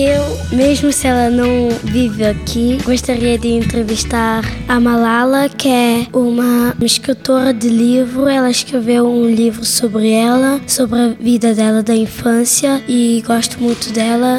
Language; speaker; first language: Portuguese; early bilingual, heritage; Portuguese